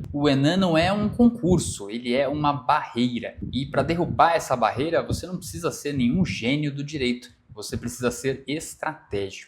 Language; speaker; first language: Portuguese; native; Portuguese